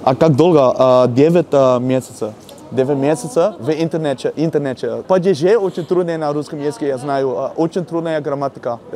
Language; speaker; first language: Russian; non-native, learner; Dutch